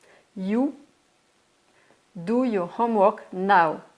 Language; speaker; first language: English; non-native, fluent; French